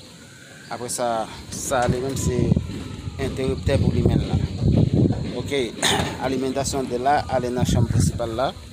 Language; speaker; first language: French; non-native, learner; Haitian Creole